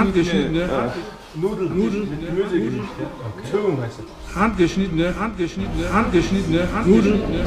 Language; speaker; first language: German; non-native, fluent; Mongolian